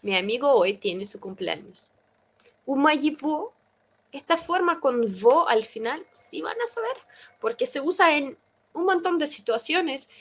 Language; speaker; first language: Spanish; non-native, fluent; Russian